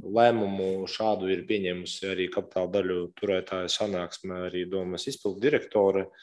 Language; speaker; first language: Latvian; non-native, local second language; Russian